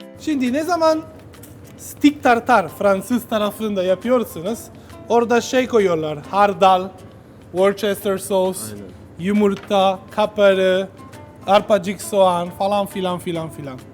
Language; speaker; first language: Turkish; non-native, learner; Italian